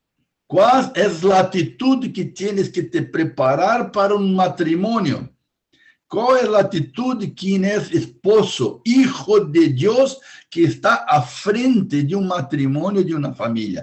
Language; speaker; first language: Spanish; non-native, fluent; Portuguese